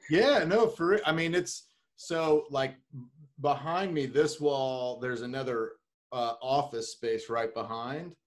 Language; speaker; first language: English; native; English